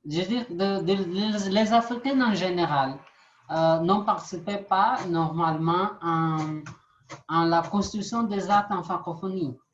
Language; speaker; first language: French; non-native, learner; Portuguese